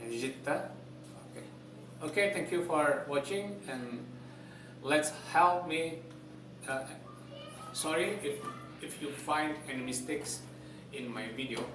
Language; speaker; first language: English; non-native, learner; Javanese